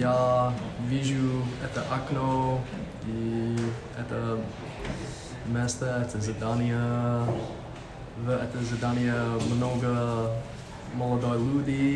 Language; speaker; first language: Russian; non-native, learner; English